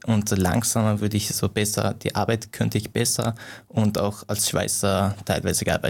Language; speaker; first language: German; non-native, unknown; Persian